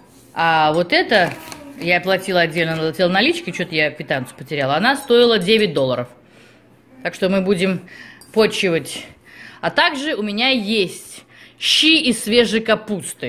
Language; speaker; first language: Russian; native; Russian